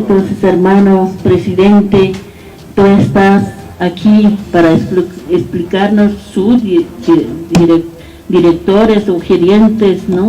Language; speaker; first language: Spanish; non-native, local second language; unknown